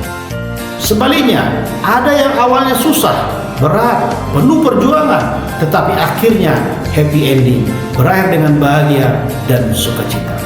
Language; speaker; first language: Indonesian; native; Indonesian